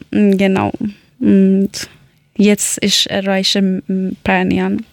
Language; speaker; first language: German; non-native, learner; Persian